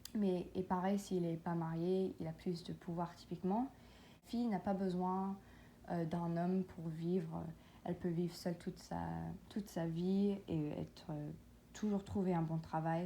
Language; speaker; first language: French; non-native, learner; English